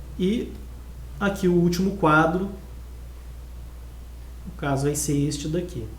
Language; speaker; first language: Portuguese; native; Portuguese